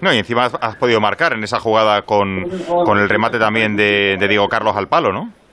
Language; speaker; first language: Spanish; native; Spanish